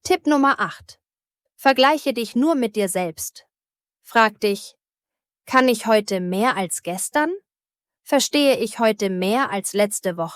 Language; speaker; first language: German; native; German